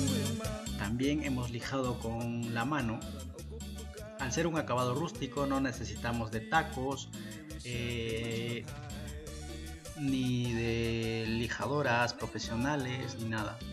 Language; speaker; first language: Spanish; native; Spanish